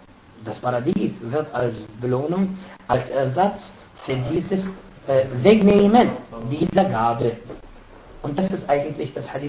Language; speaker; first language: German; non-native, fluent; Arabic